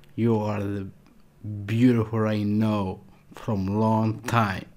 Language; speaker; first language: English; non-native, learner; Arabic